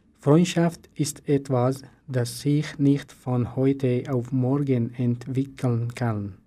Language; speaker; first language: German; non-native, learner; Persian